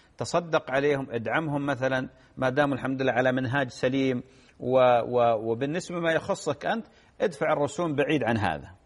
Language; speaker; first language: Arabic; native; Arabic